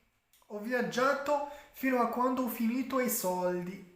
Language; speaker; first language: Italian; non-native, fluent; Arabic